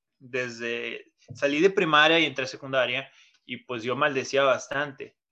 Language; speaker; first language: Spanish; native; Spanish